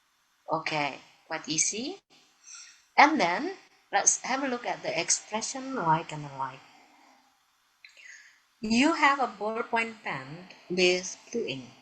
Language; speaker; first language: English; non-native, fluent; Indonesian